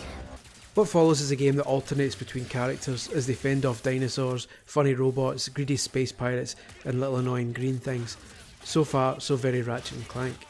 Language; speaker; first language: English; native; English